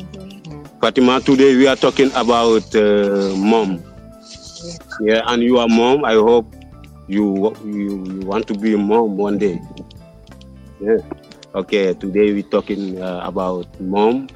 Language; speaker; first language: English; non-native, learner; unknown